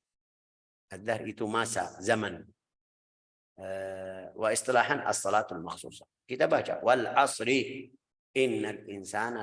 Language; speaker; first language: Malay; non-native, fluent; Arabic